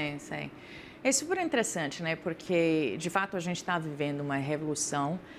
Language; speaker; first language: Portuguese; non-native, fluent; English